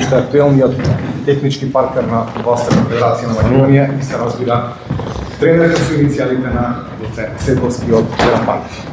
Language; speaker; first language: Macedonian; native; Macedonian